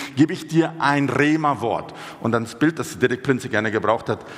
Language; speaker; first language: German; non-native, fluent; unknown